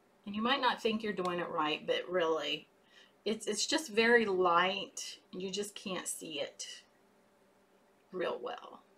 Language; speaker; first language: English; native; English